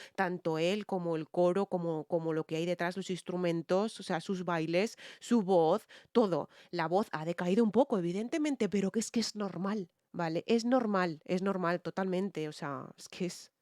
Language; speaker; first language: Spanish; native; Spanish